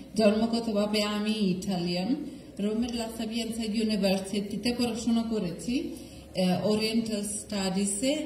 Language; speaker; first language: Bangla; non-native, fluent; Italian